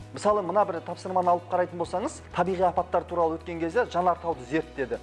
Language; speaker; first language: Kazakh; native; Kazakh